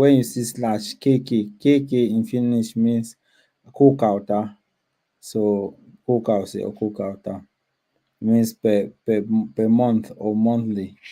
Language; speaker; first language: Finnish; non-native, learner; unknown